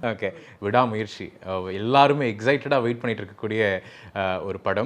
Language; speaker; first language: Tamil; native; Tamil